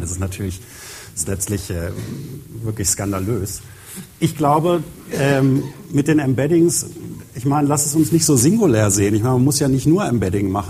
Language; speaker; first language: German; native; German